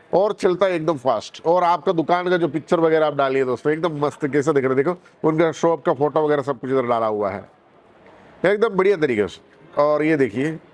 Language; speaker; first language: Hindi; non-native, local second language; Malayalam